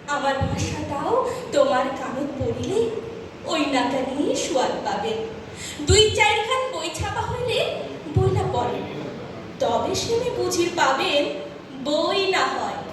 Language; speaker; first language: Bangla; non-native, local second language; Rangpuri